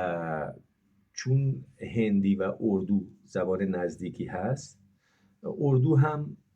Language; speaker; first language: Persian; non-native, fluent; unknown